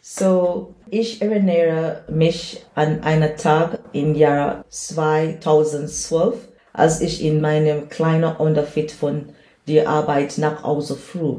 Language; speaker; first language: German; non-native, learner; English